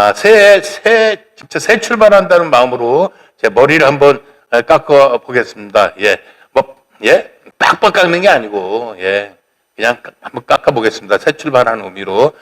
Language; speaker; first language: Korean; native; Korean